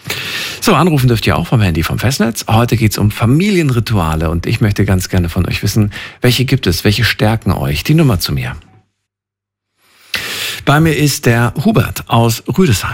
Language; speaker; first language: German; native; German